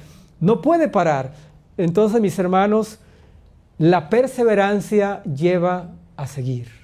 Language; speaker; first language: Spanish; native; Spanish